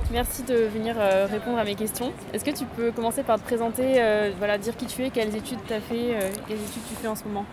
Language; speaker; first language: French; native; French